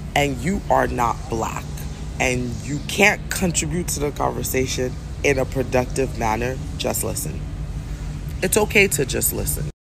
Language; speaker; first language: English; non-native, local second language; Akan